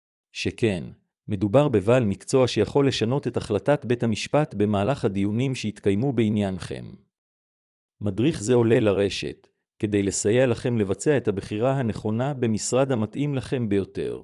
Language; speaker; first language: Hebrew; native; Hebrew